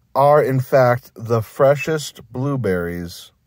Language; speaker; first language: English; native; English